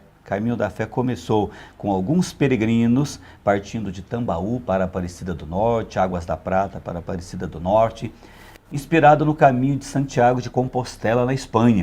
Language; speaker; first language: Portuguese; native; Portuguese